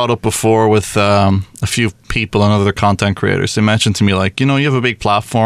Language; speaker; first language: English; native; English